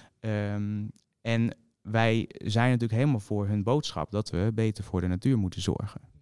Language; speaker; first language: Dutch; native; Dutch